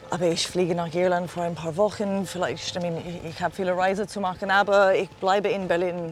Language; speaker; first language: German; non-native, learner; English